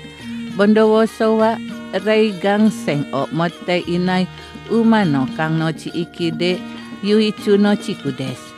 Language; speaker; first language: Japanese; non-native, fluent; Indonesian